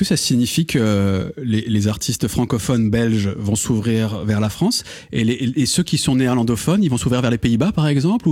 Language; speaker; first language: French; native; French